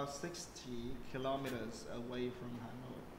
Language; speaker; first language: English; non-native, fluent; Vietnamese